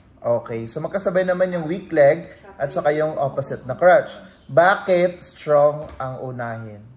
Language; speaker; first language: Filipino; non-native, local second language; Cebuano